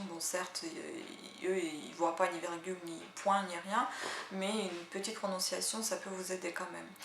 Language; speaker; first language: French; non-native, fluent; Russian